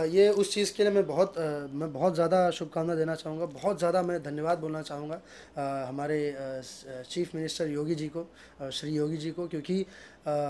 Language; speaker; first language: Hindi; native; Hindi